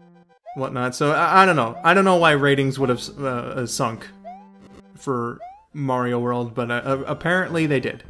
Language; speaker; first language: English; native; English